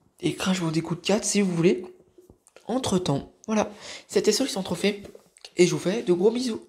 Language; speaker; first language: French; native; French